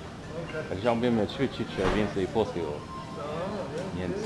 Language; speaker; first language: Polish; non-native, learner; English